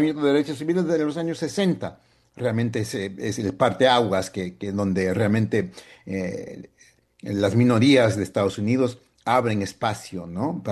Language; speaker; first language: Spanish; early bilingual, heritage; Spanish